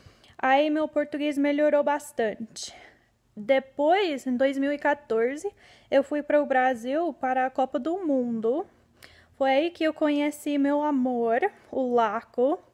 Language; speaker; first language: Portuguese; non-native, fluent; English